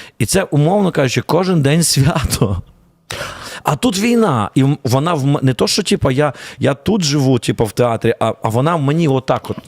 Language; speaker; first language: Ukrainian; native; Ukrainian